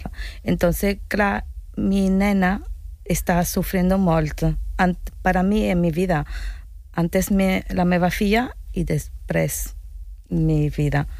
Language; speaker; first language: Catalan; non-native, learner; Italian